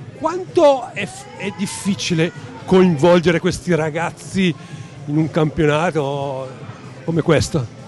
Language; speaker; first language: Italian; native; Italian